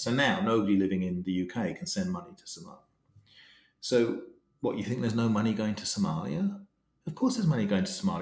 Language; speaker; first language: English; native; English